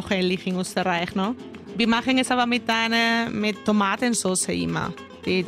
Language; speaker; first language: German; non-native, fluent; Spanish